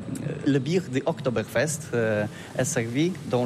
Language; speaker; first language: French; non-native, learner; Polish